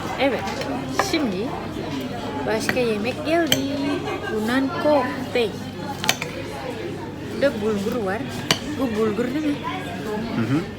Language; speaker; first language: Turkish; non-native, learner; Indonesian